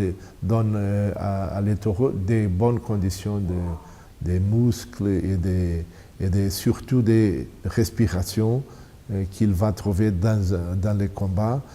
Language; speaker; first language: French; non-native, fluent; Portuguese